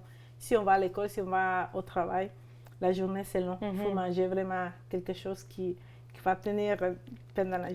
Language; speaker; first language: French; non-native, fluent; Spanish